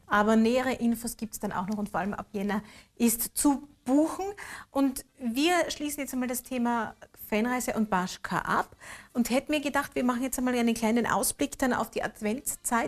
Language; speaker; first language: German; native; German